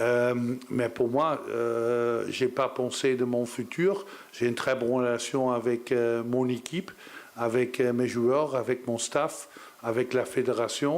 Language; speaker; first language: French; non-native, learner; Dutch